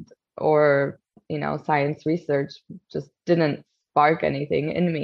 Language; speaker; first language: English; non-native, fluent; Polish